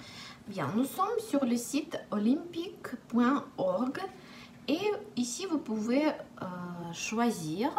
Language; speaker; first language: French; non-native, fluent; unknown